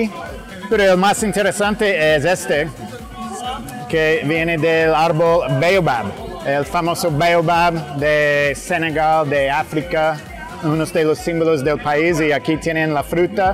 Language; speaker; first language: Spanish; non-native, fluent; English